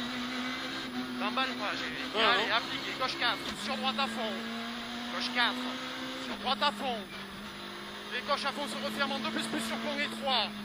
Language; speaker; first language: French; native; French